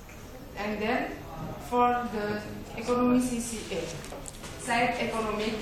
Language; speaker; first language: English; non-native, learner; Indonesian